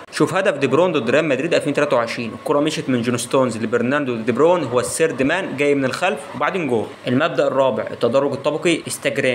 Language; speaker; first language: Arabic; native; Arabic